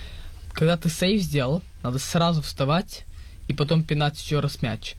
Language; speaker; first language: Russian; early bilingual, heritage; Russian